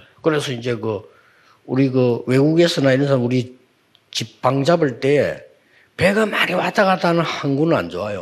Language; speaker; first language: Korean; native; Korean